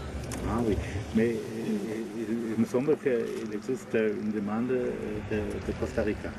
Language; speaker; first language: French; non-native, learner; German